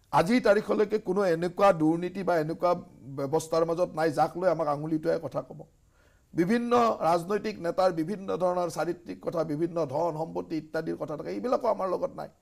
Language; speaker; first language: Assamese; native; Assamese